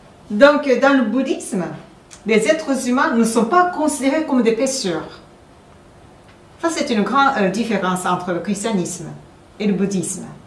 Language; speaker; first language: French; non-native, fluent; Japanese